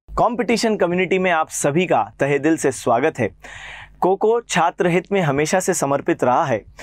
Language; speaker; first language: Hindi; native; Hindi